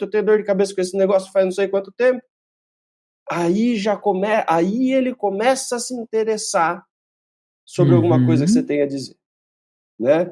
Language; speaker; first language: Portuguese; native; Portuguese